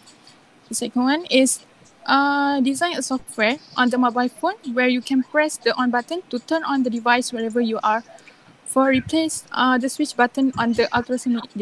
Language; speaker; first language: English; non-native, local second language; Malay